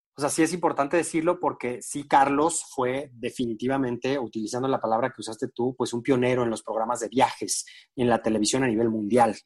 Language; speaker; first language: Spanish; native; Spanish